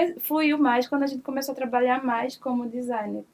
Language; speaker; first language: Portuguese; native; Portuguese